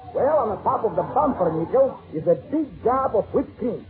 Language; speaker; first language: English; non-native, fluent; Russian